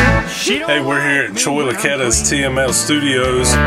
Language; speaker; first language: English; native; English